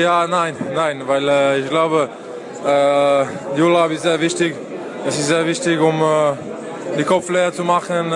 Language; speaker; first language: German; non-native, fluent; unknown